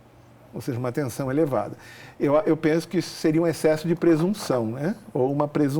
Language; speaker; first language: Portuguese; native; Portuguese